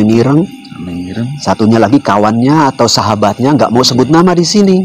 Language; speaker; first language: Indonesian; native; Indonesian